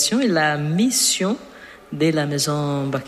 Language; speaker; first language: French; non-native, fluent; Portuguese